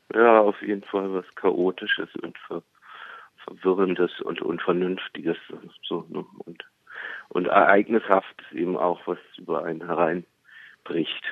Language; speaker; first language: German; native; German